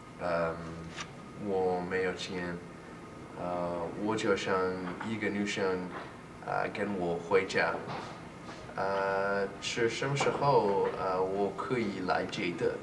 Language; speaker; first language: Chinese; non-native, learner; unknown